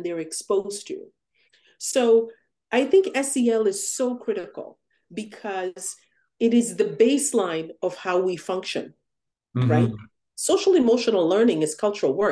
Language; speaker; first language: English; non-native, local second language; Ganda